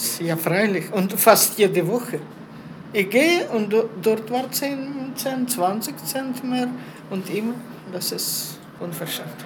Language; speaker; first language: German; non-native, learner; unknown